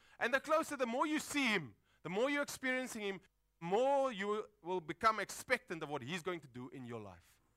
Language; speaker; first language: English; non-native, local second language; Afrikaans